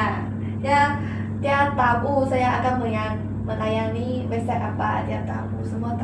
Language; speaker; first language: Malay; non-native, local second language; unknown